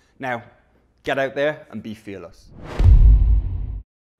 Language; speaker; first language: English; native; English